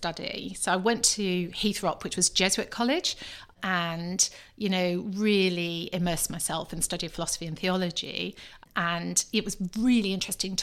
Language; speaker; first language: English; native; English